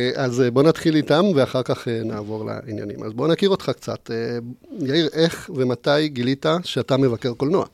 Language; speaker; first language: Hebrew; non-native, fluent; Spanish